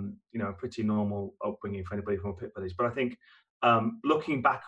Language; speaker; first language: English; native; English